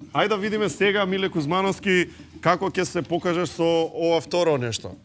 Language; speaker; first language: Macedonian; native; Macedonian